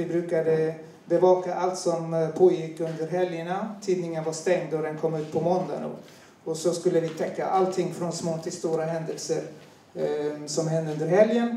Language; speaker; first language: Swedish; non-native, fluent; Turoyo